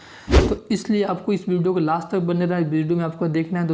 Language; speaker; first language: Hindi; native; Hindi